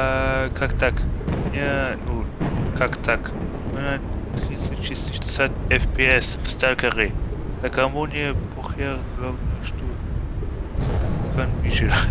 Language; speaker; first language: Russian; non-native, fluent; German